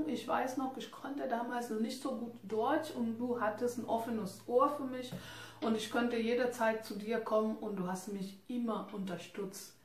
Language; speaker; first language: German; non-native, fluent; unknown